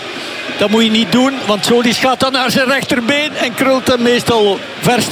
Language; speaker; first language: Dutch; native; Dutch